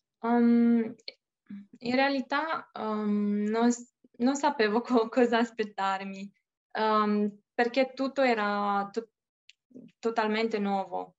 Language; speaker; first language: Italian; non-native, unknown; Romanian